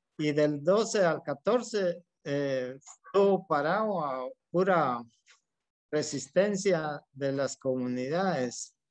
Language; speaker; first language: Spanish; native; Spanish